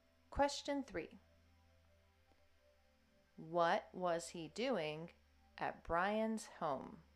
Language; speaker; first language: English; native; English